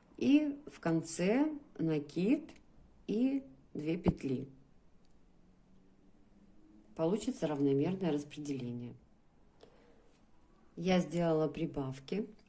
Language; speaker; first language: Russian; native; Russian